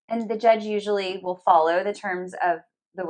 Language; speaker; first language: English; native; English